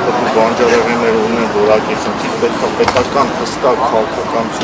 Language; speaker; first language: Armenian; native; Armenian